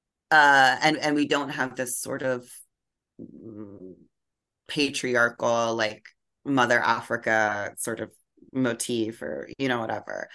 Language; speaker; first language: English; native; English